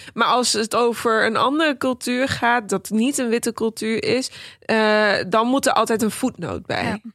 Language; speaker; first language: Dutch; early bilingual, other home language; Persian